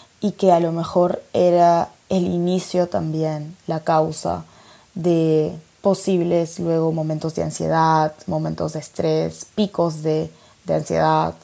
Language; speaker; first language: Spanish; native; Spanish